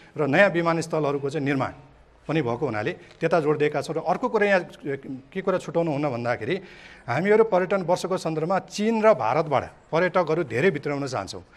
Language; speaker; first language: Nepali; native; Nepali